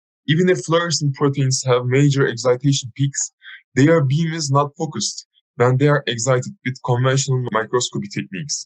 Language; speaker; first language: English; non-native, fluent; Turkish